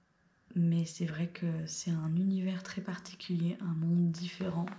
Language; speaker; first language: French; native; French